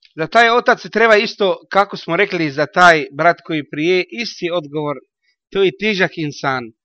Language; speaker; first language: Bosnian; non-native, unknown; Arabic